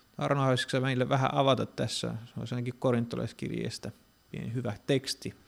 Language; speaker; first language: Finnish; non-native, fluent; Greek